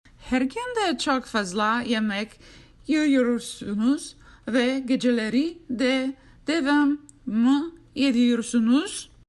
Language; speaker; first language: Turkish; non-native, learner; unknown